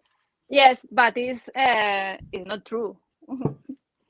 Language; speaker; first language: English; non-native, learner; Spanish